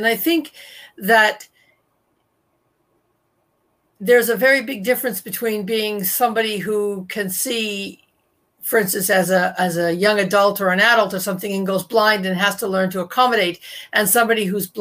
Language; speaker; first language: English; native; English